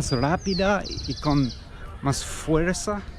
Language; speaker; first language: Spanish; non-native, learner; English